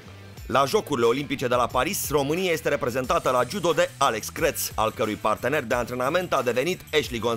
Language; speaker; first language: Romanian; native; Romanian